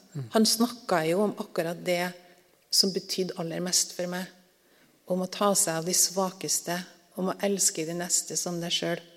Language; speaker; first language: Norwegian; native; Norwegian